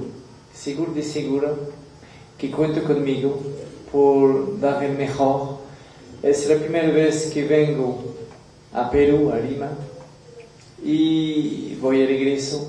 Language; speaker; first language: Spanish; non-native, learner; French